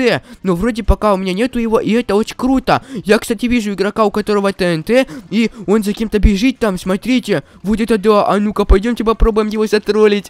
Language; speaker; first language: Russian; native; Russian